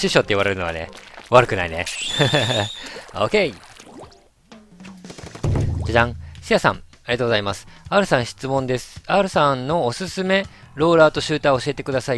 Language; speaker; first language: Japanese; native; Japanese